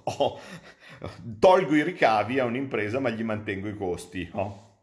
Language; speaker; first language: Italian; native; Italian